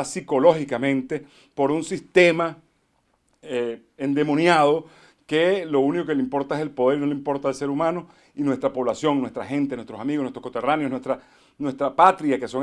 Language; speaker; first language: Spanish; native; Spanish